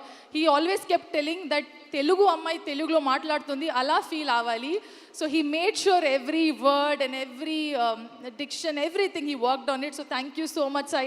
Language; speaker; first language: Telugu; non-native, learner; Kannada